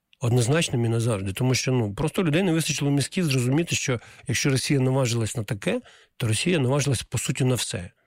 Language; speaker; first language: Ukrainian; non-native, local second language; Russian